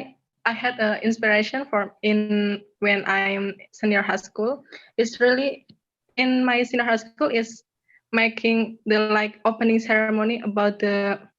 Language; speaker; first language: English; non-native, learner; Indonesian